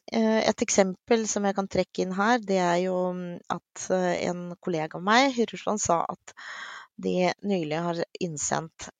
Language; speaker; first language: Norwegian; non-native, fluent; Russian